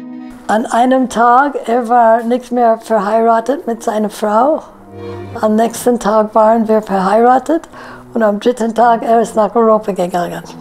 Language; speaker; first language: German; non-native, fluent; English